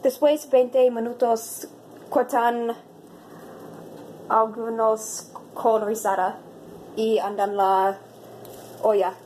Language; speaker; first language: Spanish; non-native, learner; English